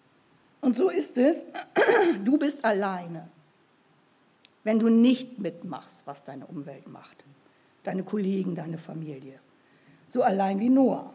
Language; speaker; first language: German; native; German